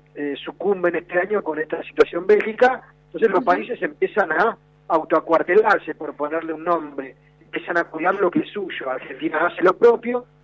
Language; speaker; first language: Spanish; native; Spanish